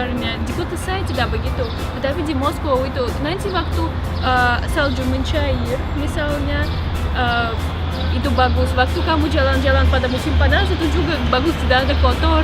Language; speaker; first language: Indonesian; non-native, learner; Russian